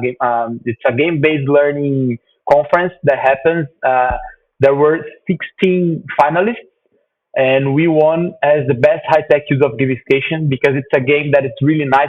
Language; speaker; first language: English; non-native, fluent; Portuguese